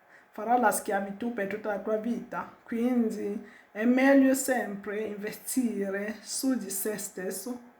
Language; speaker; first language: Italian; non-native, learner; French